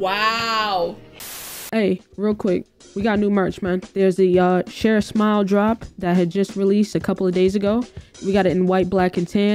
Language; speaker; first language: English; native; English